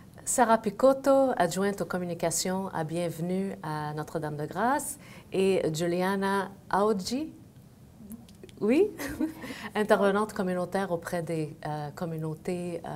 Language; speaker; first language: French; native; French